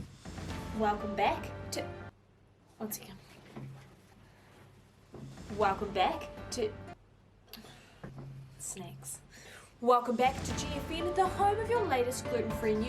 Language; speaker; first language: English; native; English